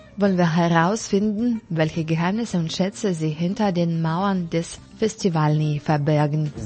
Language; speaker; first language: German; non-native, fluent; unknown